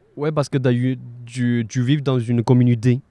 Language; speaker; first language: French; non-native, fluent; Chinese